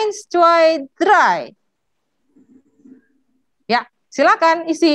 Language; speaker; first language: German; non-native, learner; Indonesian